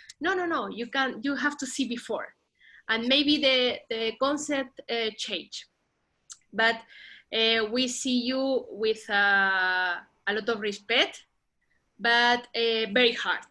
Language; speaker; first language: English; non-native, learner; Spanish